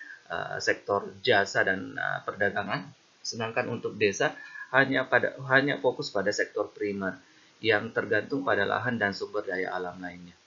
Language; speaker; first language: Indonesian; native; Indonesian